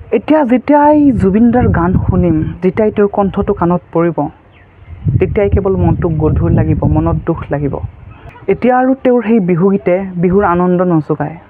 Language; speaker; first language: Assamese; native; Assamese